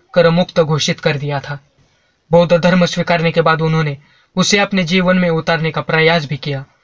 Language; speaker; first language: Hindi; non-native, local second language; Marathi